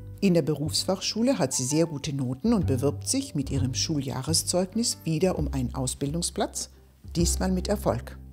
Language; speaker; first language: German; non-native, fluent; Greek